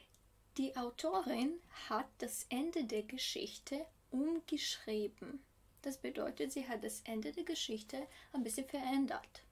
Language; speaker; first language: German; non-native, fluent; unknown